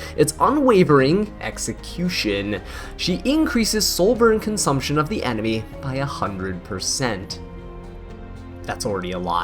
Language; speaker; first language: English; native; English